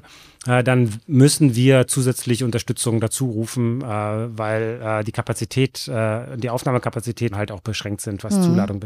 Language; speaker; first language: German; native; German